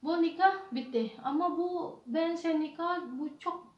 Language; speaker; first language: Turkish; non-native, learner; Indonesian